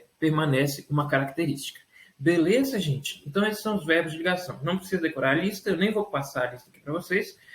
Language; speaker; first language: Portuguese; native; Portuguese